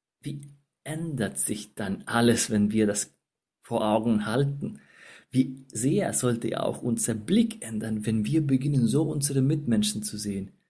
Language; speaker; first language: German; non-native, fluent; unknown